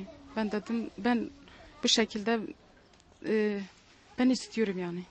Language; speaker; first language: Turkish; non-native, learner; Kurdish